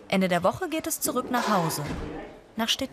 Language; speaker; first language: German; native; German